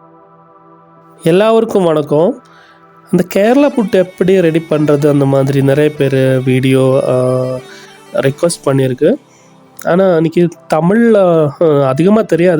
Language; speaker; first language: Tamil; non-native, learner; Malayalam